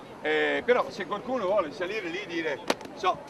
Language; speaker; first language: Italian; native; Italian